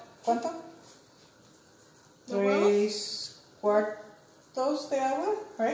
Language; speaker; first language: Spanish; non-native, learner; English